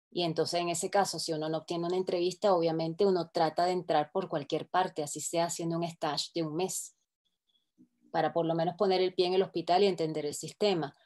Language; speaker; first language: Spanish; native; Spanish